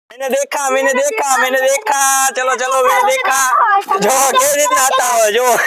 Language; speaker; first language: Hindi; non-native, local second language; Gujarati